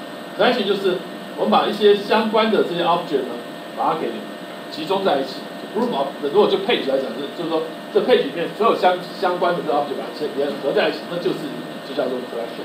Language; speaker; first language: Chinese; native; Chinese